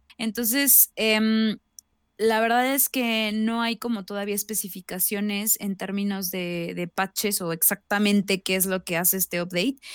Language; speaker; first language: Spanish; native; Spanish